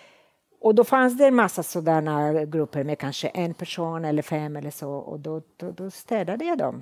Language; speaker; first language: Swedish; non-native, fluent; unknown